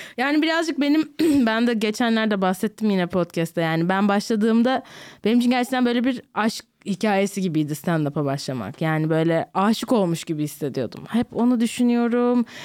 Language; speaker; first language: Turkish; early bilingual, heritage; Turkish